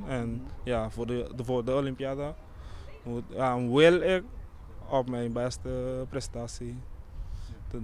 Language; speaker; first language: Dutch; non-native, local second language; Papiamento